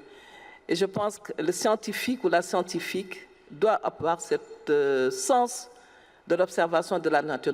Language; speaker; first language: French; non-native, local second language; Wolof